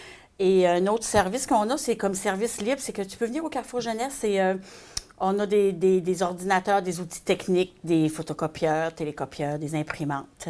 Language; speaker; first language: French; native; French